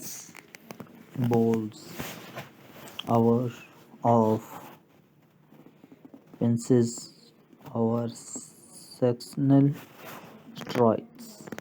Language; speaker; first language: English; non-native, local second language; Urdu